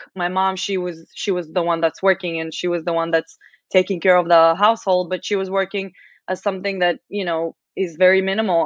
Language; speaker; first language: English; non-native, fluent; Hebrew